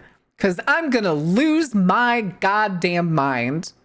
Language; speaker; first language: English; native; English